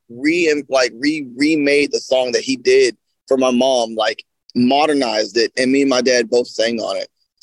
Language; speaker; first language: English; native; English